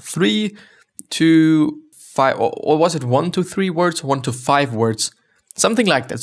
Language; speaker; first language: English; non-native, fluent; German